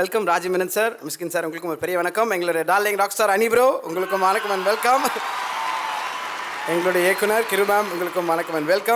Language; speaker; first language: Tamil; native; Tamil